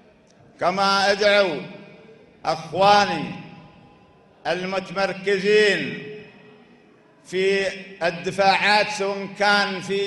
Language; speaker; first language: Arabic; native; Arabic